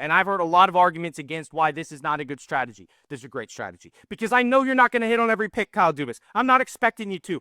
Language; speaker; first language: English; native; English